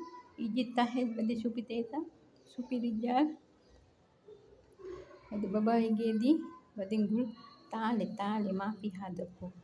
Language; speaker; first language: Arabic; non-native, learner; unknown